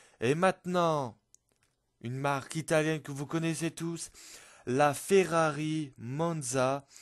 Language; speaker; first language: French; native; French